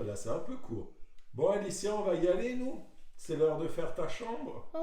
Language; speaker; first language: French; native; French